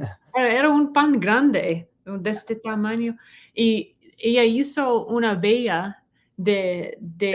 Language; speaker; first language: Spanish; non-native, learner; English